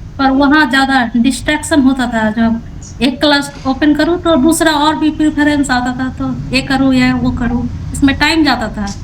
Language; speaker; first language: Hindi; non-native, local second language; Bangla